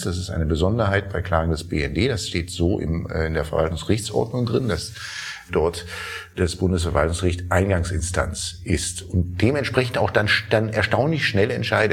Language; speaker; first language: German; native; German